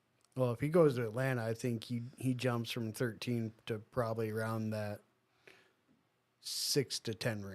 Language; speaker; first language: English; native; English